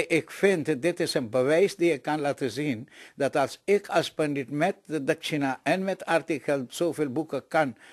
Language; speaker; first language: Dutch; non-native, local second language; Caribbean Hindustani